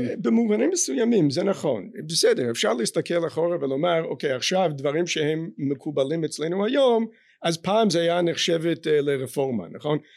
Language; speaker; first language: Hebrew; non-native, fluent; English